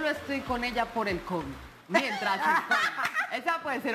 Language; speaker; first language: Spanish; native; Spanish